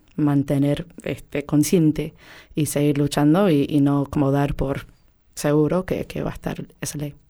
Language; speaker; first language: Spanish; non-native, fluent; English